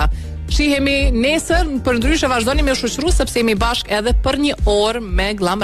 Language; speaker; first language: Albanian; native; Albanian